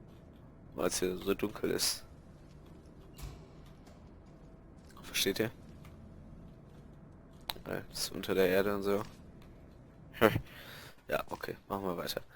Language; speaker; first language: German; native; German